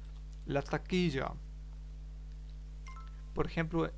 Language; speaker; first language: Spanish; non-native, learner; German